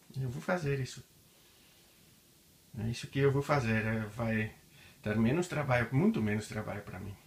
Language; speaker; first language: Portuguese; non-native, learner; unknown